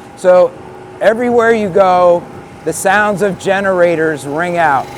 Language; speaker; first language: English; native; English